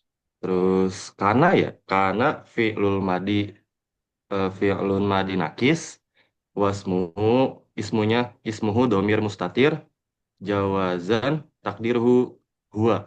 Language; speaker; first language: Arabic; non-native, learner; Indonesian